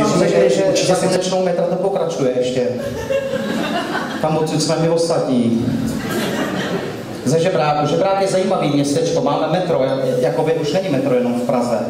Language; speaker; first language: Czech; native; Czech